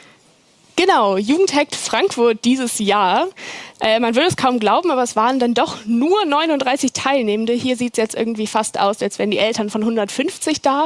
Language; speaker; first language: German; native; German